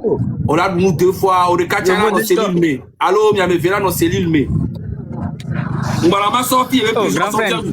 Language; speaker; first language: French; non-native, local second language; Ewe